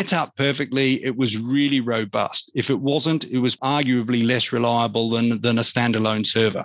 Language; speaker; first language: English; native; English